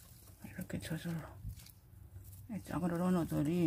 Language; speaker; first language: Korean; native; Korean